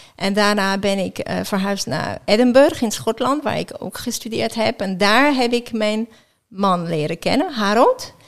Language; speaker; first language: Dutch; non-native, fluent; French